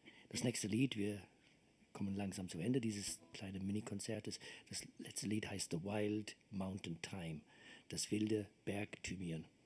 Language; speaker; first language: German; non-native, fluent; English